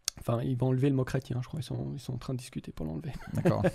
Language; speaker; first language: French; native; French